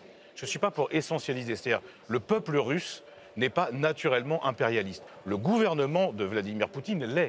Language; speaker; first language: French; native; French